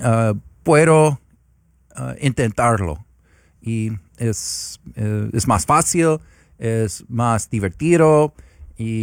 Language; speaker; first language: Spanish; non-native, learner; English